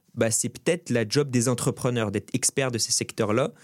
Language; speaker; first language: French; native; French